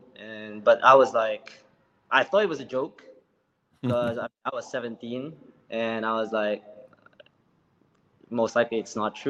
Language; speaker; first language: English; non-native, local second language; Filipino